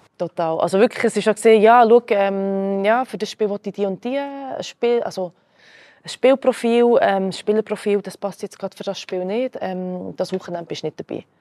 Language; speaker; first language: German; early bilingual, other home language; Croatian